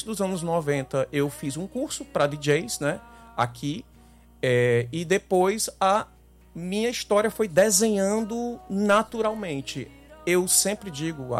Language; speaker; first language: Portuguese; native; Portuguese